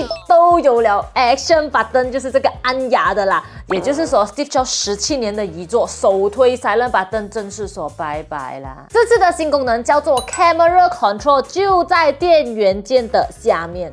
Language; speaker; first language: Chinese; non-native, local second language; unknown